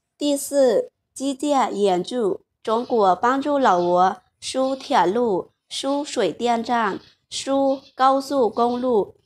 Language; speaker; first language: Chinese; non-native, fluent; Lao